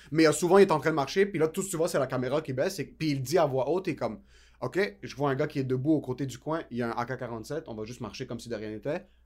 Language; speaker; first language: French; early bilingual, other home language; Arabic